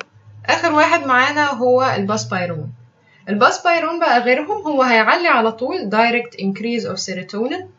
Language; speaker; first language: Arabic; native; Arabic